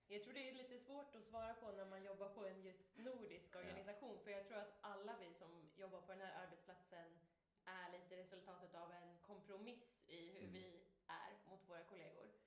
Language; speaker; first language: Swedish; native; Swedish